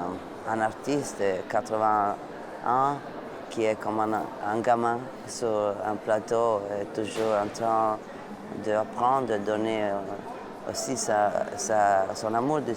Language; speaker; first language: French; non-native, fluent; Italian